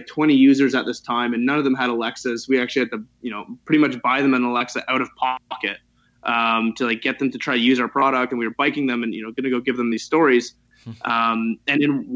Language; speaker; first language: English; native; English